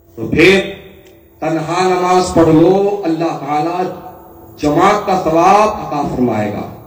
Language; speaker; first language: Urdu; native; Urdu